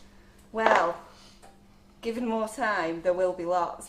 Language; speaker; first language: English; native; English